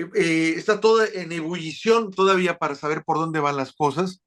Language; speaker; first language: Spanish; native; Spanish